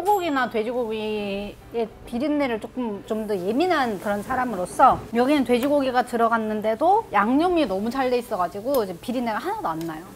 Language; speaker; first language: Korean; non-native, fluent; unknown